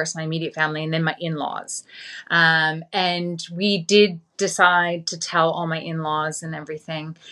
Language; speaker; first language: English; native; English